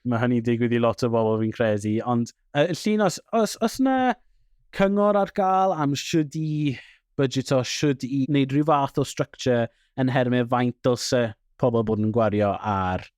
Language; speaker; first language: Welsh; native; Welsh